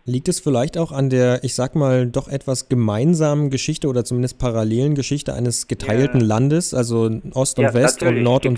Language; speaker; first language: German; native; German